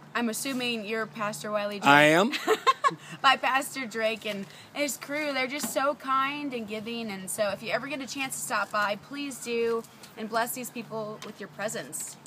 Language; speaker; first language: English; native; English